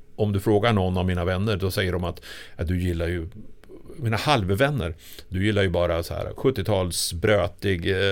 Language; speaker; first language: Swedish; native; Swedish